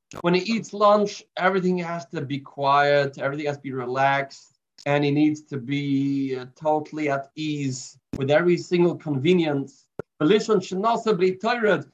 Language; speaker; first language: English; native; English